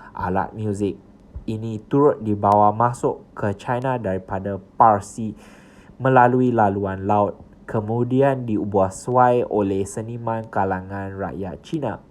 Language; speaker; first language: Malay; non-native, local second language; Chinese